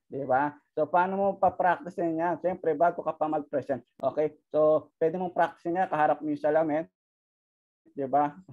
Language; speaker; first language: Filipino; native; Filipino